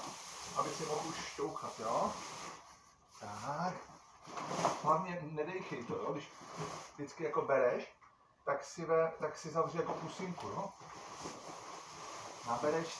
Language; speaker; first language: Czech; native; Czech